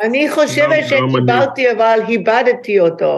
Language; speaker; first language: Hebrew; non-native, learner; English